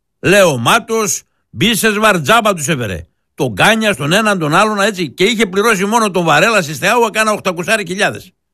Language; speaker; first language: Greek; non-native, local second language; Turkish